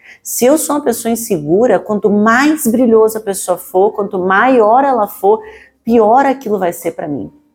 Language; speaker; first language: Portuguese; native; Portuguese